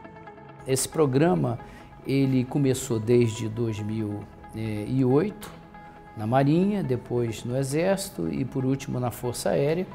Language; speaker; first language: Portuguese; native; Portuguese